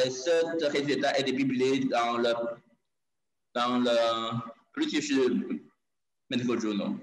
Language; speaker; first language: French; non-native, learner; Chinese